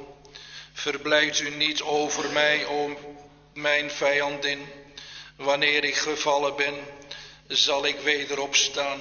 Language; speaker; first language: Dutch; native; Dutch